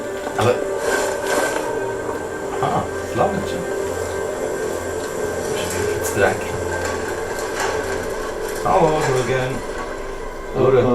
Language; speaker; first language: German; native; German